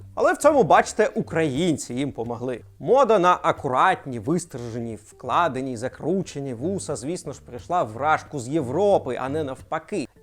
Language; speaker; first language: Ukrainian; non-native, local second language; Russian